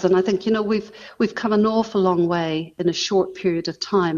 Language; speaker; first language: English; native; English